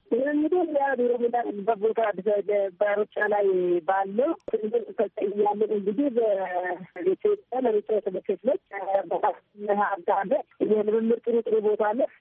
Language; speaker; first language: Amharic; non-native, local second language; Oromo